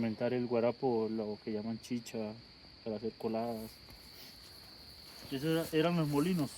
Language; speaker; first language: Spanish; native; Spanish